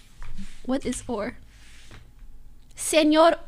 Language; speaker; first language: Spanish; non-native, learner; French